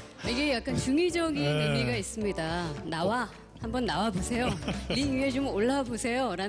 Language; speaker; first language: Korean; native; Korean